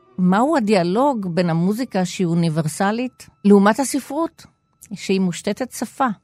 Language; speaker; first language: Hebrew; native; Hebrew